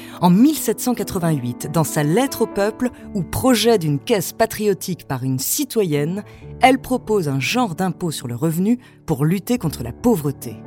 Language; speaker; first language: French; native; French